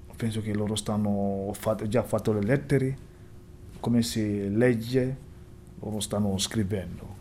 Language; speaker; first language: Italian; non-native, learner; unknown